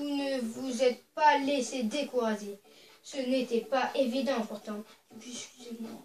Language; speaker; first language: French; native; French